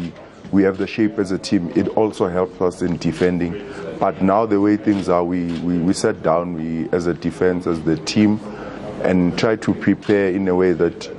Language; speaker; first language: English; non-native, local second language; Zulu